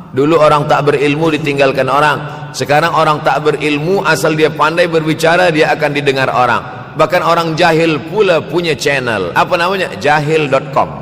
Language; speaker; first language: Malay; native; Malay